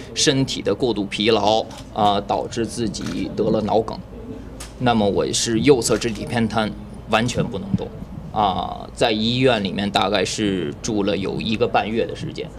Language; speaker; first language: Chinese; native; Chinese